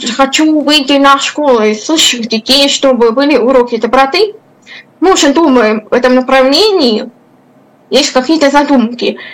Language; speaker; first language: Russian; non-native, local second language; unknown